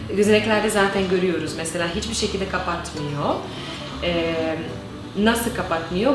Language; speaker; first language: Turkish; non-native, fluent; Hungarian